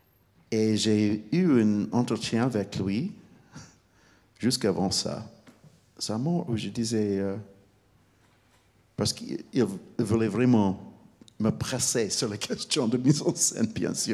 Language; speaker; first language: French; non-native, fluent; English